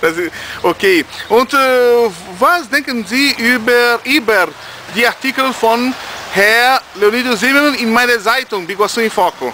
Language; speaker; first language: German; non-native, learner; Portuguese